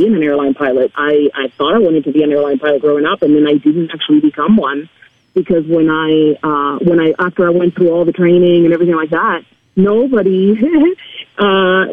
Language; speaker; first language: English; non-native, fluent; Spanish